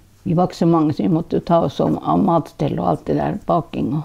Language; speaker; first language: Norwegian; non-native, local second language; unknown